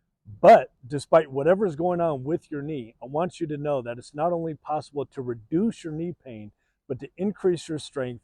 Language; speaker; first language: English; native; English